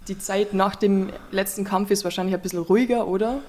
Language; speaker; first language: German; native; German